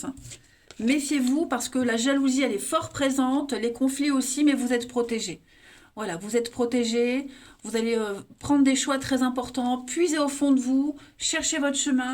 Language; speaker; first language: French; native; French